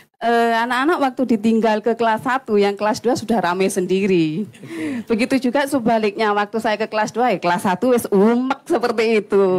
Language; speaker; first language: Indonesian; non-native, local second language; Javanese